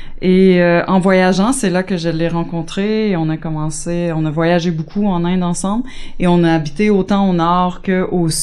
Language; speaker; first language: French; native; French